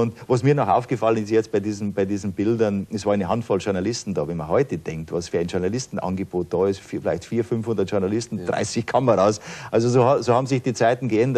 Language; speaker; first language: German; native; German